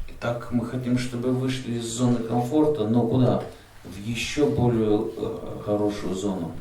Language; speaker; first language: Russian; native; Russian